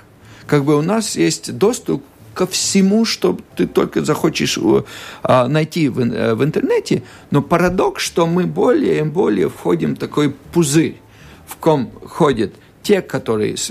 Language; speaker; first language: Russian; non-native, local second language; Latvian